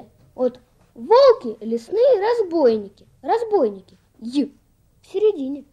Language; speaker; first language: Russian; native; Russian